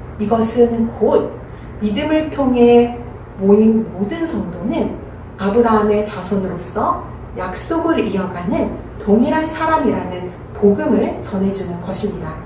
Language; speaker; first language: Korean; native; Korean